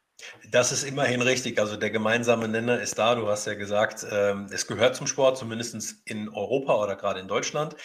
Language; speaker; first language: German; native; German